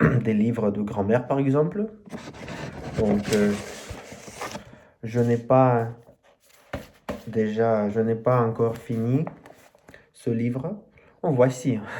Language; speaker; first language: French; non-native, learner; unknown